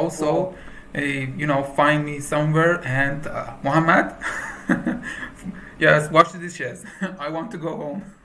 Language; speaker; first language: English; non-native, fluent; Persian